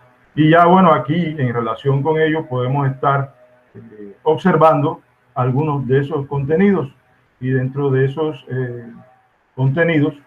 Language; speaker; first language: Spanish; native; Spanish